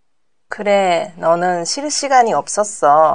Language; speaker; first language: Korean; non-native, learner; Japanese